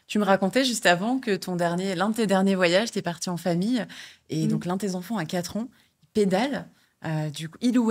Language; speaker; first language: French; native; French